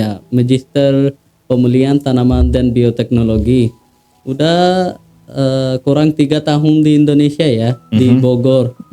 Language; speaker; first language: Indonesian; non-native, learner; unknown